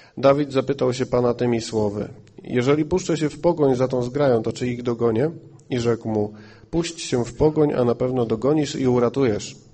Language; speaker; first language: Polish; native; Polish